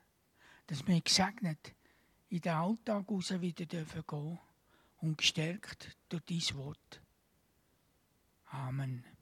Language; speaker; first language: German; native; German